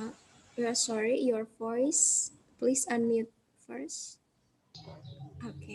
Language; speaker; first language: English; non-native, learner; Indonesian